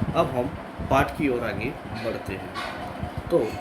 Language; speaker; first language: Hindi; non-native, local second language; Gujarati